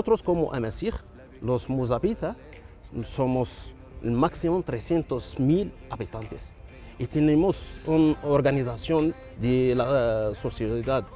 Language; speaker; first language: Spanish; non-native, learner; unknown